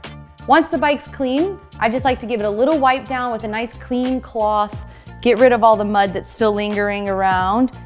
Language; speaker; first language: English; native; English